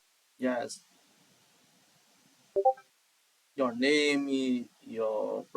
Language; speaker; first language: English; non-native, learner; Portuguese